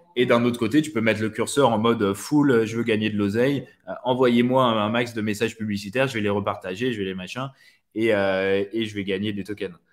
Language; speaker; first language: French; native; French